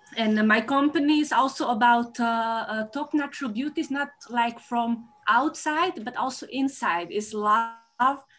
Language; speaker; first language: English; non-native, learner; Dutch